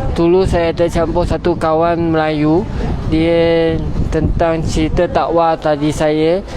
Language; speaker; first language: Malay; non-native, local second language; Chinese